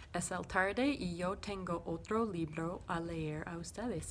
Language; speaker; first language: Spanish; non-native, learner; English